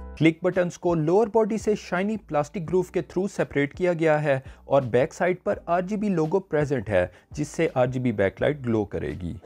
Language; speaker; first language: Urdu; native; Urdu